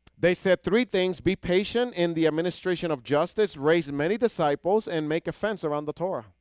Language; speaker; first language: English; non-native, fluent; Hebrew